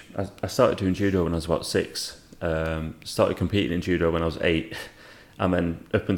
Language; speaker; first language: English; native; English